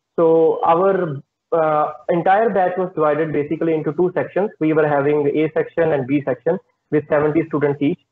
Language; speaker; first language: English; non-native, local second language; Punjabi